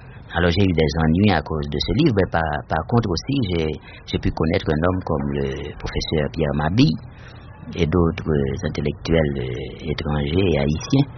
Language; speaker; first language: French; non-native, local second language; Haitian Creole